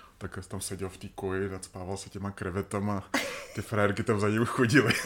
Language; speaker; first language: Czech; early bilingual, other home language; Slovak